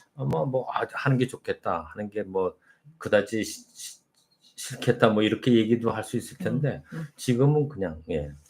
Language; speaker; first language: Korean; native; Korean